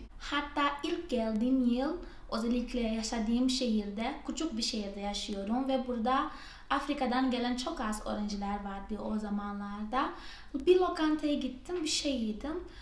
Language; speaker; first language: Turkish; non-native, fluent; Portuguese